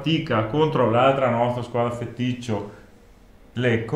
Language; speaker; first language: Italian; native; Italian